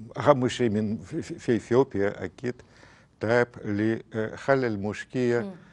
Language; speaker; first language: Arabic; non-native, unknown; Russian